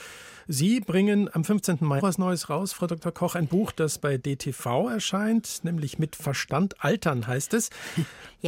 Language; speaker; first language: German; native; German